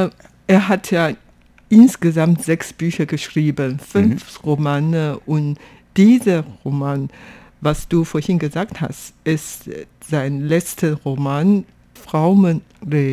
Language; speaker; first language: German; non-native, fluent; Chinese